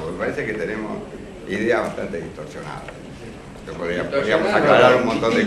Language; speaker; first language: Spanish; native; Spanish